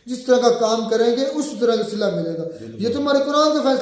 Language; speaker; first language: Hindi; native; Hindi